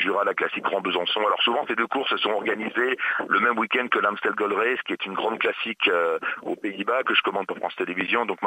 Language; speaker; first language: French; native; French